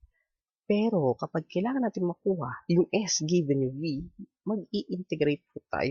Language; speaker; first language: Filipino; native; Filipino